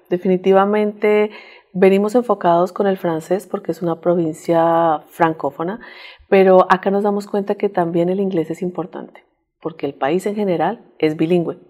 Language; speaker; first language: Spanish; native; Spanish